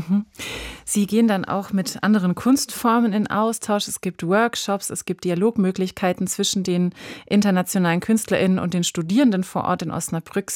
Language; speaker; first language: German; native; German